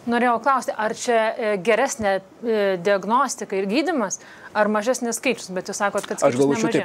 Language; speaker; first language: Lithuanian; native; Lithuanian